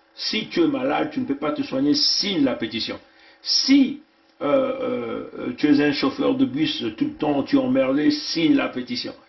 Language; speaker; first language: French; non-native, local second language; Kongo